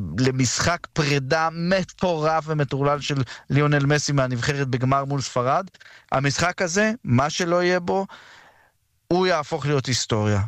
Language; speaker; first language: Hebrew; early bilingual, other home language; French